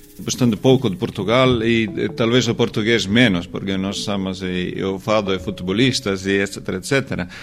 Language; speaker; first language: Portuguese; non-native, learner; Estonian